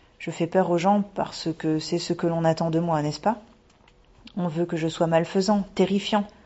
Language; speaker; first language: French; native; French